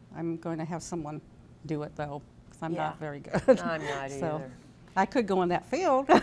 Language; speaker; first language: English; native; English